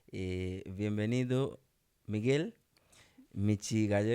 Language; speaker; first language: Spanish; non-native, learner; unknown